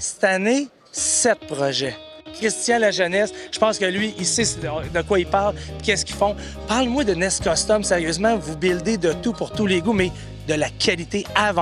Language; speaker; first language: French; native; French